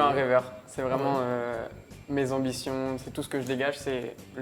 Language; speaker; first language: French; native; French